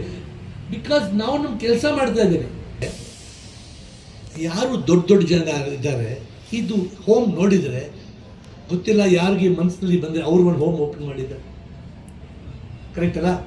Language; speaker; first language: Kannada; non-native, local second language; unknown